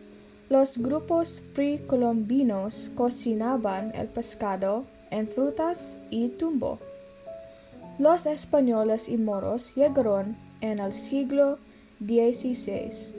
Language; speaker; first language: Spanish; non-native, learner; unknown